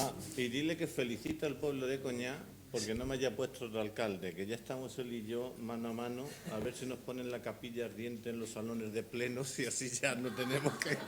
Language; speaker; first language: Spanish; native; Spanish